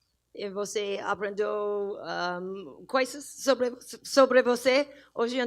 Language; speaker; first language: Portuguese; non-native, learner; English